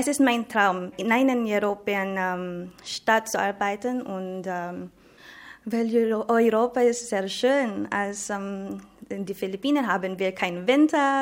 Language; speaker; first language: German; non-native, learner; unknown